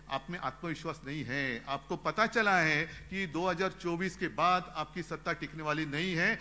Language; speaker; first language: Hindi; non-native, local second language; Marathi